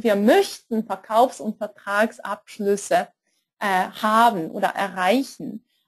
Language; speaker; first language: German; non-native, fluent; Polish